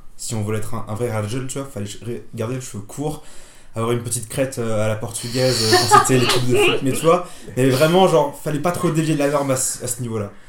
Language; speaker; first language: French; native; French